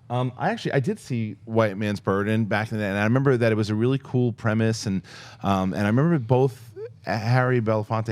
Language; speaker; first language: English; native; English